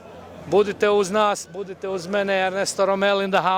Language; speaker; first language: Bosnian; early bilingual, heritage; Croatian